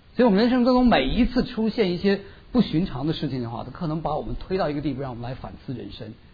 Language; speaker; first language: Chinese; native; Chinese